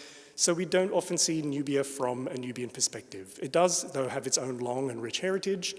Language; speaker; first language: English; native; English